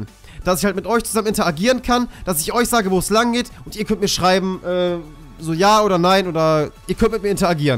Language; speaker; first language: German; native; German